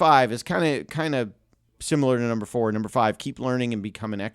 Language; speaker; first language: English; native; English